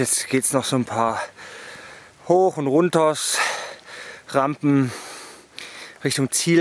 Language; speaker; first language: German; native; German